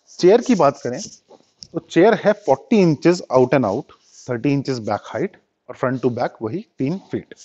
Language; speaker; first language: Hindi; native; Hindi